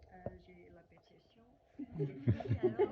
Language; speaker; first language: French; non-native, fluent; Portuguese